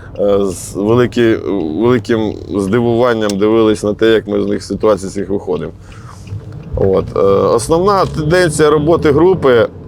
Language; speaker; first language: Ukrainian; non-native, local second language; Russian